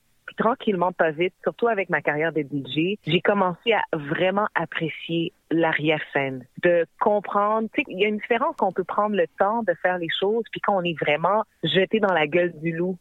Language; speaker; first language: French; native; French